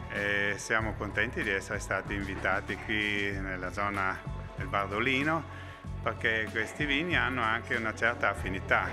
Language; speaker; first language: Italian; non-native, local second language; German